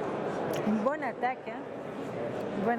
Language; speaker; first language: French; non-native, fluent; Spanish